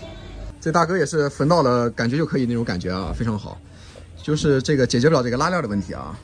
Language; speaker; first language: Chinese; native; Chinese